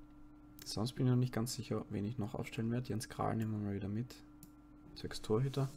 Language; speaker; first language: German; native; German